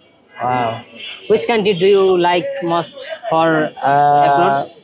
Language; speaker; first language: English; non-native, learner; Bangla